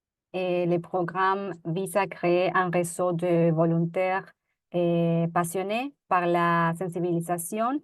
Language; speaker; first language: French; non-native, fluent; Spanish